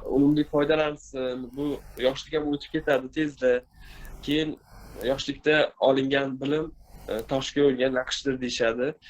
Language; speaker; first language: Uzbek; non-native, local second language; Tajik